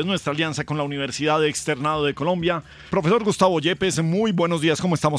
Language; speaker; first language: Spanish; native; Spanish